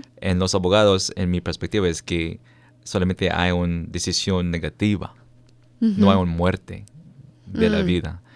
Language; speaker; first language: Spanish; non-native, fluent; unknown